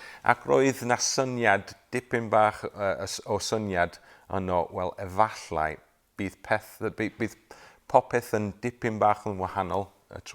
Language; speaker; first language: Welsh; non-native, local second language; English